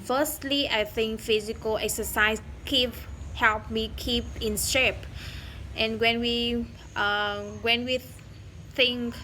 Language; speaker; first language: English; non-native, learner; Vietnamese